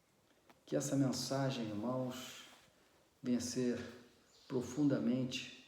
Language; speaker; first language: Portuguese; native; Portuguese